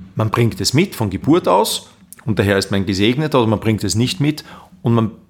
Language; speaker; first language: German; native; German